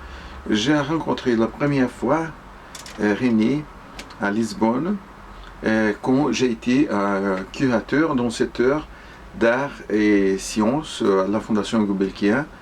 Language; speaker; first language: French; non-native, fluent; Portuguese